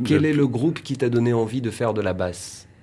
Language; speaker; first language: French; native; French